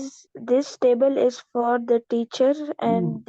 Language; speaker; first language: English; non-native, local second language; Urdu